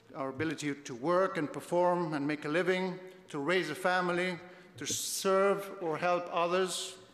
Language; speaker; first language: English; non-native, fluent; Spanish